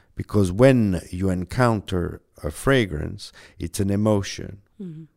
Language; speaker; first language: English; non-native, fluent; French